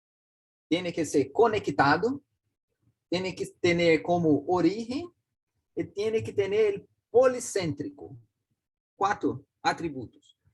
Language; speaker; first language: Spanish; non-native, learner; Portuguese